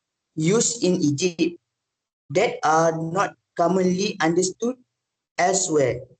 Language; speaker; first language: English; non-native, learner; Malay